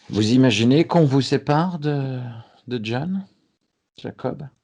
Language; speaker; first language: French; native; French